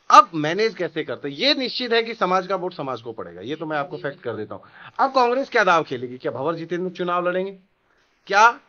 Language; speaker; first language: Hindi; native; Hindi